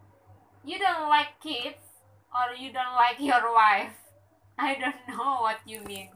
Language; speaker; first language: English; non-native, learner; Indonesian